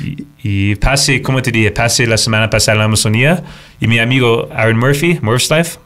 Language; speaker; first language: Spanish; non-native, fluent; English